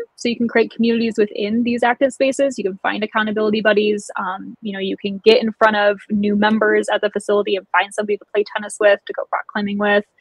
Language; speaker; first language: English; native; English